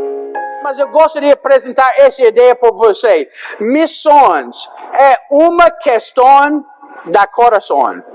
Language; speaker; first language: Portuguese; non-native, fluent; English